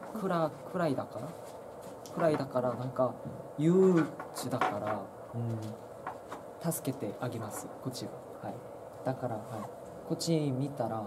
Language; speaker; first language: Japanese; non-native, learner; Korean